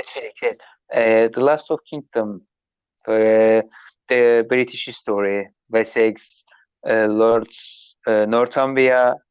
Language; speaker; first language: English; non-native, learner; Turkish